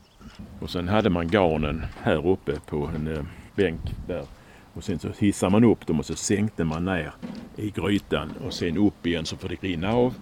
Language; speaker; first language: Swedish; native; Swedish